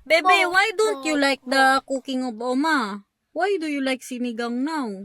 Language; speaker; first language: English; non-native, local second language; Filipino